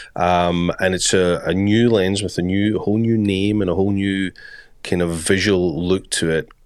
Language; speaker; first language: English; native; English